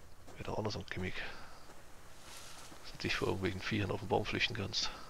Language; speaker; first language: German; native; German